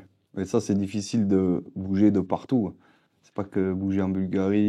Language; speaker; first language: French; native; French